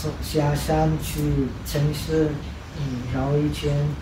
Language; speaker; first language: Chinese; non-native, fluent; Czech